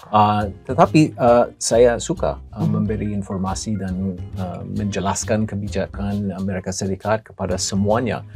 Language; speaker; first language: Indonesian; non-native, fluent; English